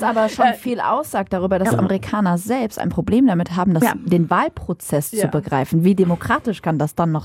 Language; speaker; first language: German; native; German